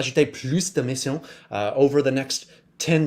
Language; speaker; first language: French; non-native, learner; English